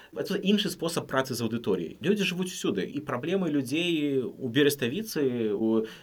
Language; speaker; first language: Belarusian; non-native, local second language; Russian